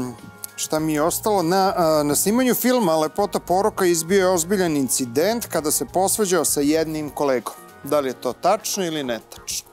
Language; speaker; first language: Serbian; native; Serbian